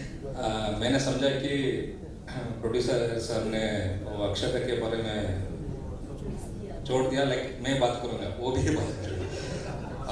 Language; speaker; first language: Hindi; non-native, local second language; Kannada